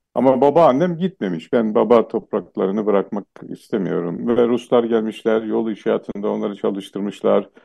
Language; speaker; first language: Turkish; non-native, local second language; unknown